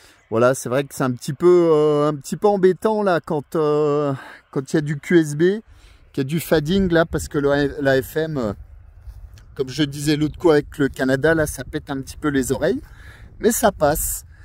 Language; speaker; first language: French; native; French